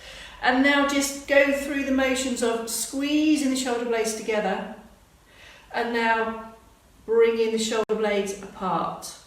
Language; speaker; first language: English; native; English